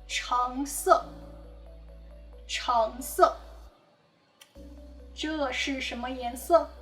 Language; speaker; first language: Chinese; non-native, fluent; English